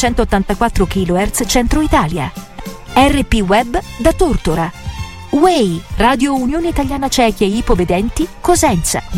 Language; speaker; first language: Italian; native; Italian